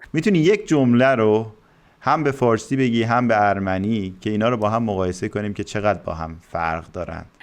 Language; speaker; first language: Persian; native; Persian